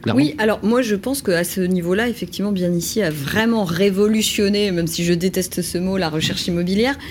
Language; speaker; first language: French; native; French